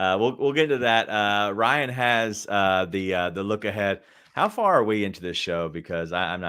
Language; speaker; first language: English; native; English